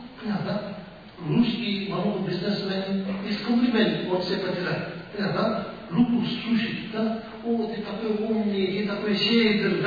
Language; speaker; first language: Russian; non-native, learner; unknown